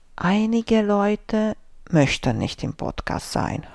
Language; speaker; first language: German; non-native, fluent; Romanian